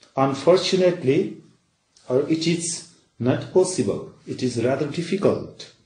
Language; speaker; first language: English; non-native, local second language; Nepali